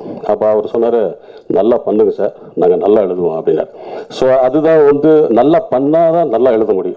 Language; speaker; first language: Tamil; native; Tamil